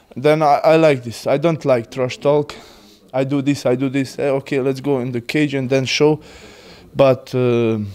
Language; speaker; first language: English; non-native, learner; Bosnian